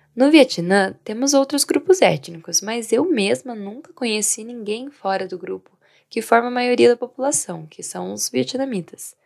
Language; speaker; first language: Portuguese; non-native, fluent; Vietnamese